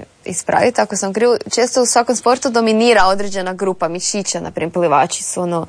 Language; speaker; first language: Serbian; native; Serbian